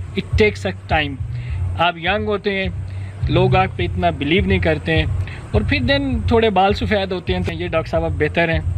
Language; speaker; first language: Urdu; non-native, local second language; Punjabi